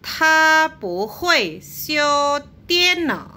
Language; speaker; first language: Chinese; non-native, fluent; Indonesian